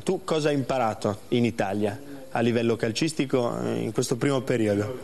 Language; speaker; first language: Italian; native; Italian